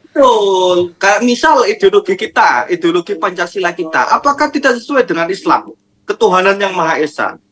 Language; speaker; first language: Indonesian; non-native, local second language; Madurese